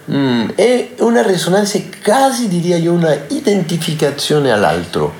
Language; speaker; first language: Italian; non-native, learner; Spanish